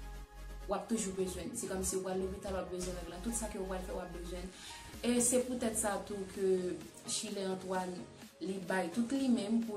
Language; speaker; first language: French; non-native, local second language; Haitian Creole